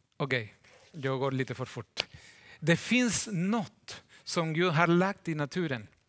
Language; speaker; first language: Swedish; non-native, fluent; Spanish